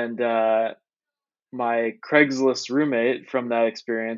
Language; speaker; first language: English; native; English